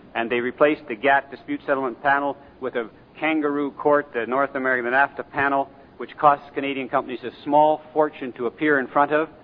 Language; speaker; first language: English; native; English